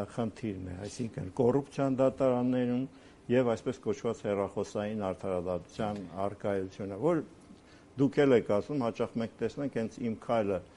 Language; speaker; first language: Armenian; native; Armenian